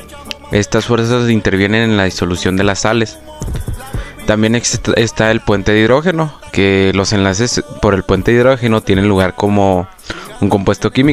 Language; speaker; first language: Spanish; native; Spanish